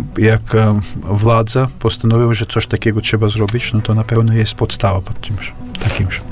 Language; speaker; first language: Polish; non-native, fluent; Latvian